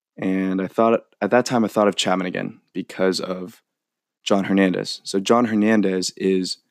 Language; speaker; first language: English; native; English